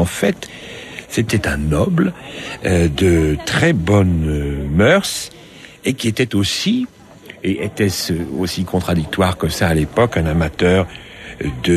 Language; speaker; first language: French; native; French